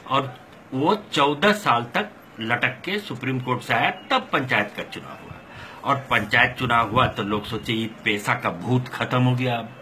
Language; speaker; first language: Hindi; non-native, local second language; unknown